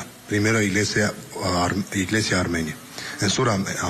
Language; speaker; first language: Spanish; non-native, learner; Armenian